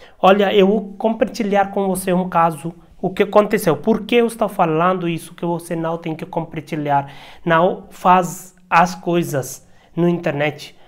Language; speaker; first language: Portuguese; non-native, learner; Hindi